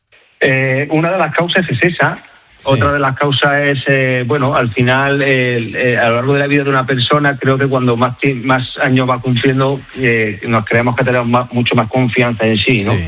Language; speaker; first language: Spanish; native; Spanish